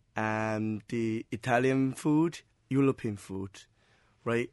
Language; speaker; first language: English; non-native, learner; Chinese